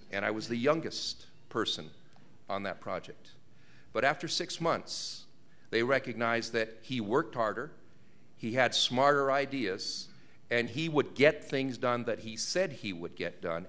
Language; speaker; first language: English; native; English